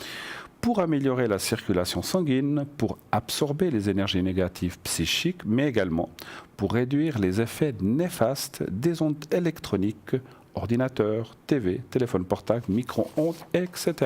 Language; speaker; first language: French; native; French